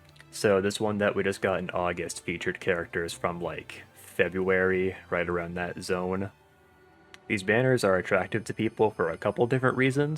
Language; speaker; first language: English; native; English